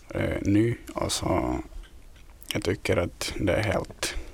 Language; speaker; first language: Swedish; non-native, fluent; Ukrainian